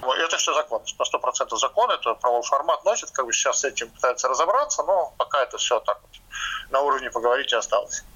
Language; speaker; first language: Russian; non-native, local second language; Latvian